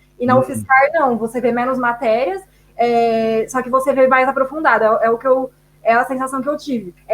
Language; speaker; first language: Portuguese; native; Portuguese